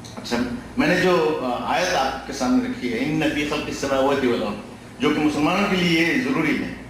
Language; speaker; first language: Urdu; non-native, fluent; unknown